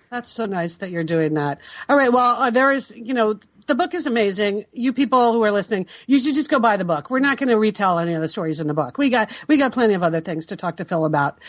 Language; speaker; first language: English; native; English